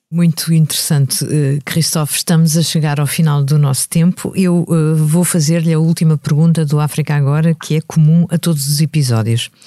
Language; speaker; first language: Portuguese; native; Portuguese